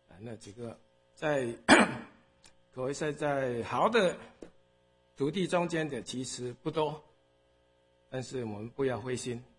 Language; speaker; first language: Chinese; early bilingual, heritage; Chinese